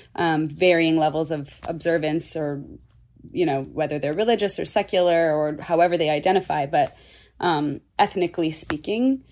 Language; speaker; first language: English; native; English